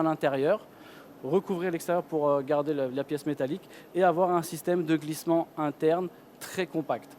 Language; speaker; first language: French; native; French